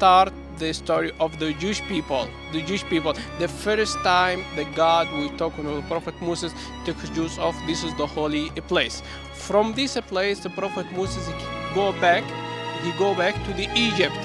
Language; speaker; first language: English; non-native, learner; Arabic